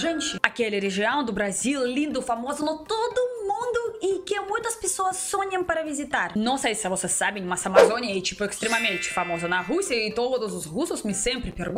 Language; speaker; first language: Portuguese; non-native, learner; Russian